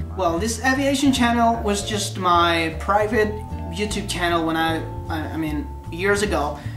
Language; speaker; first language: English; non-native, fluent; Spanish